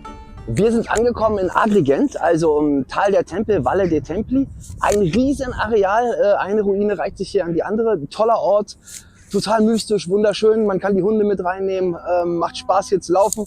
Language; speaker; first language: German; native; German